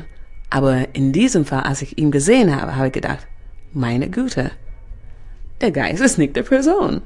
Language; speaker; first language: German; non-native, fluent; English